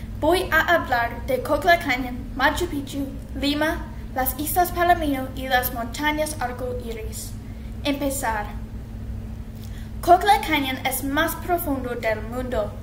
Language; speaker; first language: Spanish; non-native, learner; English